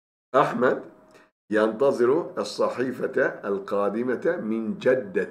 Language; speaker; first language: Arabic; non-native, fluent; Turkish